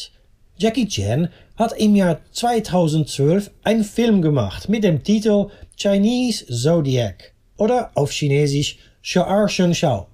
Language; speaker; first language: German; non-native, fluent; Dutch